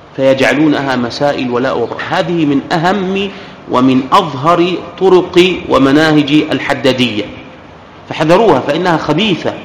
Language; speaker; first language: Arabic; native; Arabic